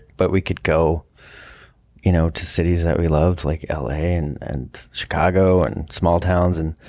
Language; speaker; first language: English; native; English